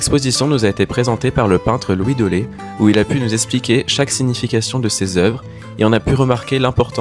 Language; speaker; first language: French; native; French